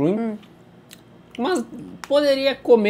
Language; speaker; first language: Portuguese; native; Portuguese